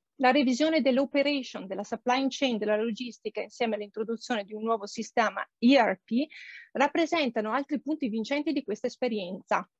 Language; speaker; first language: Italian; native; Italian